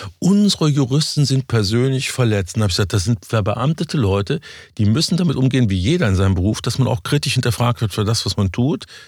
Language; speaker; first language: German; native; German